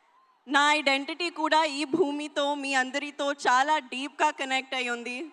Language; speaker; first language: Telugu; non-native, learner; Hindi